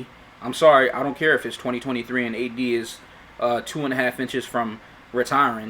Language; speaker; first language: English; native; English